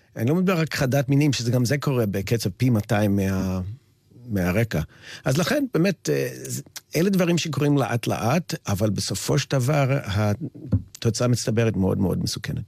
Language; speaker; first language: Hebrew; non-native, fluent; English